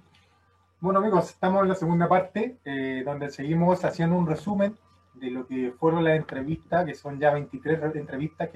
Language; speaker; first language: Spanish; native; Spanish